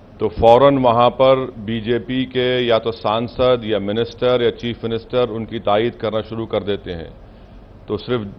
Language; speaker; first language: Urdu; native; Urdu